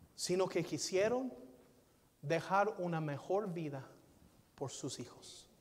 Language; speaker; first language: Spanish; non-native, fluent; English